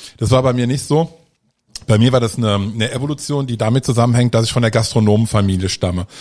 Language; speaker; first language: German; early bilingual, other home language; Italian